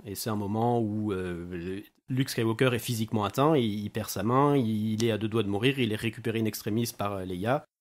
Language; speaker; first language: French; native; French